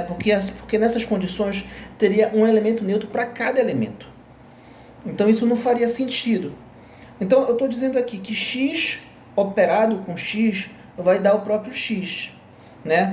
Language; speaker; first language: Portuguese; native; Portuguese